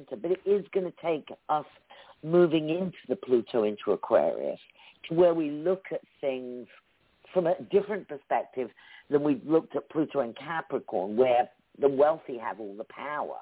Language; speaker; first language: English; native; English